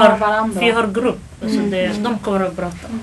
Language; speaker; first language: Swedish; non-native, learner; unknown